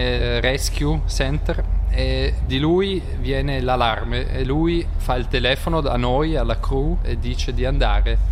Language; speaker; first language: Italian; non-native, local second language; German